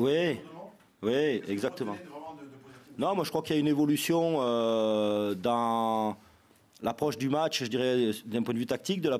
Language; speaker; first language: French; native; French